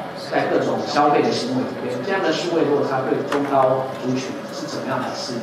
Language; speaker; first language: Chinese; native; Chinese